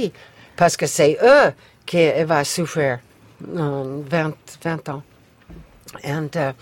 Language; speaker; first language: French; non-native, fluent; English